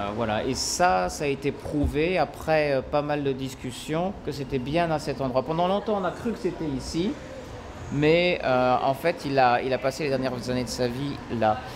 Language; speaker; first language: French; native; French